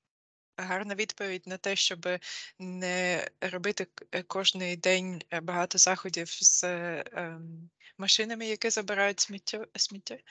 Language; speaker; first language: Ukrainian; non-native, fluent; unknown